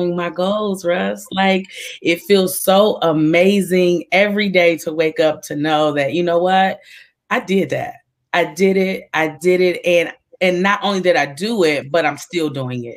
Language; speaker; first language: English; native; English